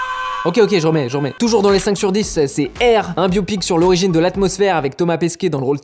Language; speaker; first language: French; native; French